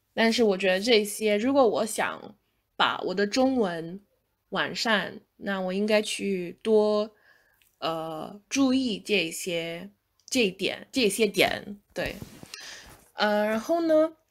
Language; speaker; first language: Chinese; non-native, fluent; English